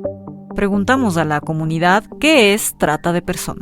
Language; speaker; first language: Spanish; native; Spanish